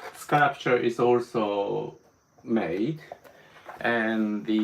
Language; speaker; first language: English; non-native, learner; Japanese